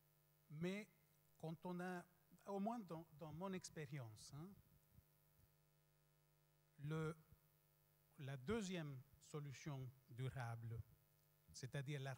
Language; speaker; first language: French; non-native, fluent; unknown